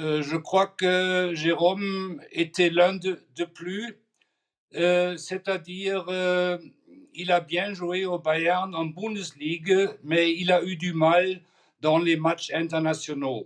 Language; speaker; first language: French; non-native, fluent; German